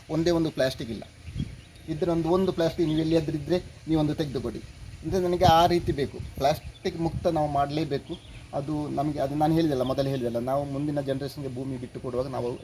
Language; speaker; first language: Kannada; native; Kannada